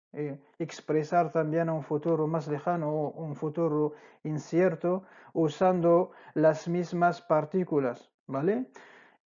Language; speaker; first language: Spanish; non-native, fluent; Arabic